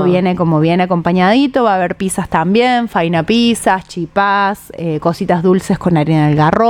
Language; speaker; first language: Spanish; native; Spanish